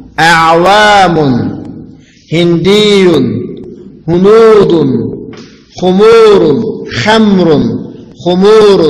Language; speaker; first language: Arabic; non-native, fluent; Uyghur